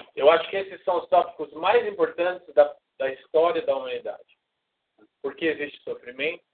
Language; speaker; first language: Portuguese; native; Portuguese